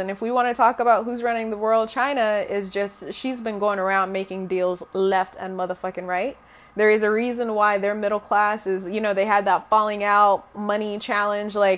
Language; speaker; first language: English; non-native, local second language; Bemba